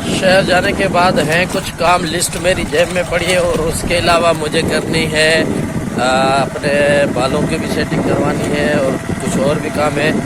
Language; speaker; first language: Urdu; non-native, local second language; Sindhi